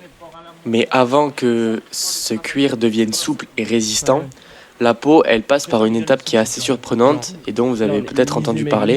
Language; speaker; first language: French; native; French